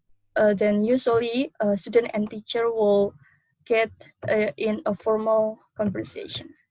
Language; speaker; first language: English; non-native, learner; Indonesian